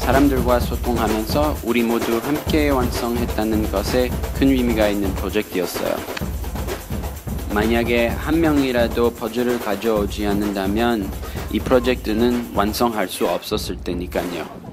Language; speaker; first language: Korean; non-native, fluent; English